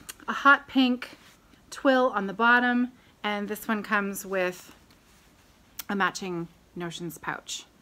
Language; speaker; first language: English; native; English